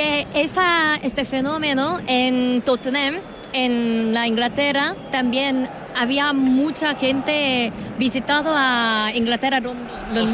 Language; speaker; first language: Spanish; non-native, learner; Korean